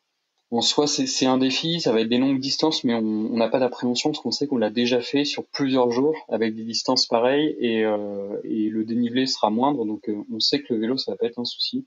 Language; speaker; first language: French; native; French